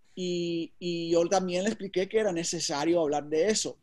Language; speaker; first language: Spanish; early bilingual, heritage; Spanish